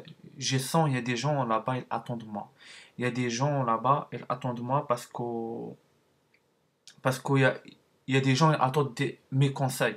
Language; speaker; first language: French; non-native, learner; Arabic